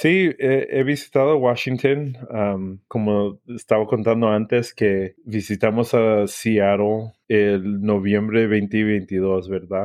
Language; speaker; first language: Spanish; early bilingual, heritage; English